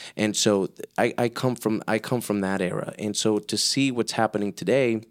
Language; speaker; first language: English; early bilingual, other home language; Spanish